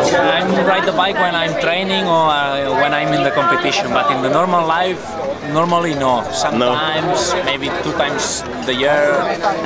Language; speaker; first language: English; non-native, learner; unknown